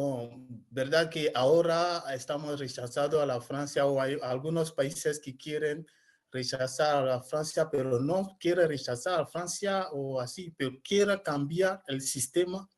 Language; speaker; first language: Spanish; non-native, learner; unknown